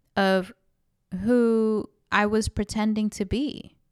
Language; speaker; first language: English; early bilingual, other home language; Spanish